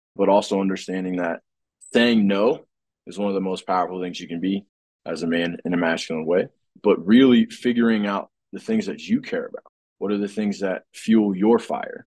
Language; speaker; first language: English; native; English